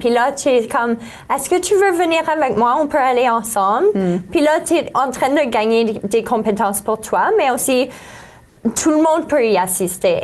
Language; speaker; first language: French; native; French